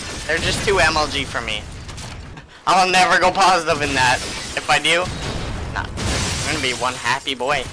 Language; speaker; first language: English; native; English